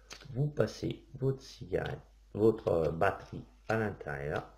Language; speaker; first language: French; native; French